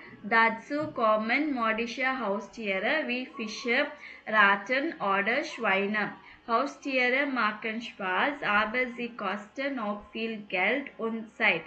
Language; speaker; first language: German; non-native, fluent; Tamil